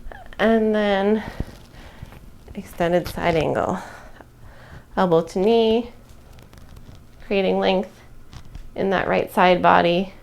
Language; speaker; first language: English; native; English